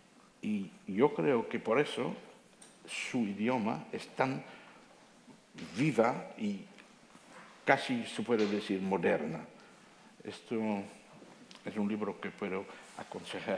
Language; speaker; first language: Spanish; non-native, fluent; Dutch